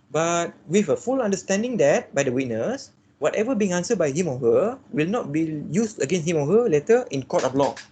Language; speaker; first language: English; non-native, local second language; Malay